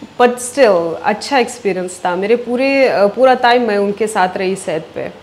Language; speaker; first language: Hindi; non-native, fluent; Russian